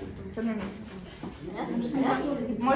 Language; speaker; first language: Russian; native; Russian